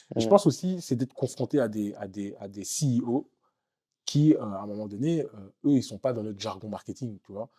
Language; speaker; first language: French; native; French